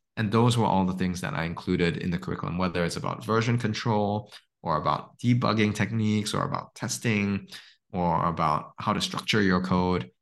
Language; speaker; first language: English; native; English